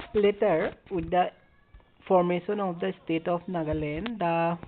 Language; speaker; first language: English; non-native, local second language; Assamese